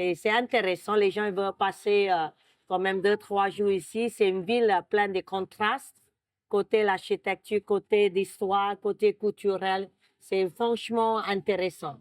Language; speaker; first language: French; non-native, fluent; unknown